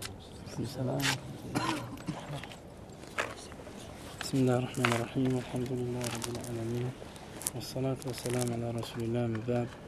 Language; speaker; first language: Arabic; early bilingual, heritage; Arabic